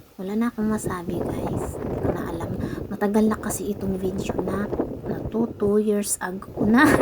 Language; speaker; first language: Filipino; non-native, local second language; Cebuano